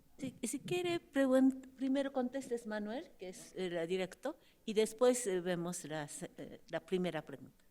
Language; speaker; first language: Spanish; non-native, fluent; Japanese